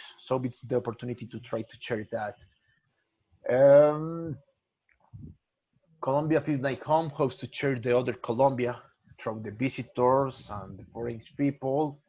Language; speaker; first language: English; non-native, learner; Spanish